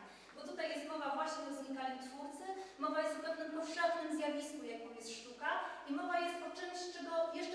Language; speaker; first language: Polish; native; Polish